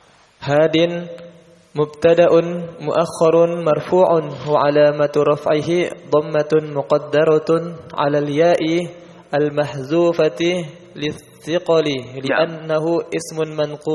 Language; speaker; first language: Arabic; non-native, learner; Indonesian